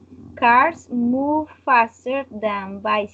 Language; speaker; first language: English; non-native, learner; Spanish